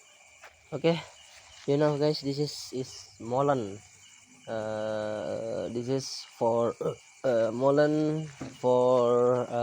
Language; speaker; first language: English; non-native, learner; Indonesian